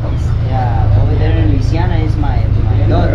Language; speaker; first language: English; non-native, learner; Spanish